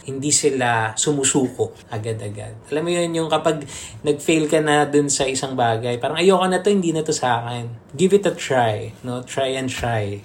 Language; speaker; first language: Filipino; native; Filipino